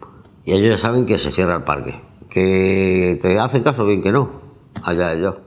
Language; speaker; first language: Spanish; native; Spanish